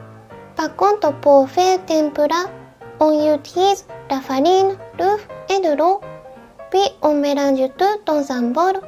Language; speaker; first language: French; non-native, learner; Japanese